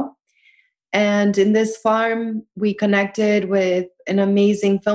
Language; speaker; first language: English; early bilingual, other home language; Spanish